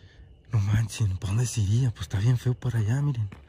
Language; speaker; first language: Spanish; native; Spanish